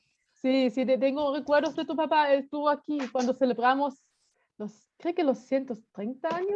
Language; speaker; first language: Spanish; non-native, fluent; German